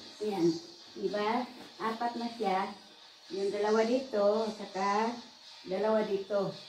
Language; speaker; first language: Filipino; non-native, local second language; Cebuano